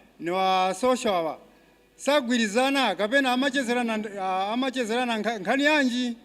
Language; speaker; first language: Nyanja; non-native, local second language; Tumbuka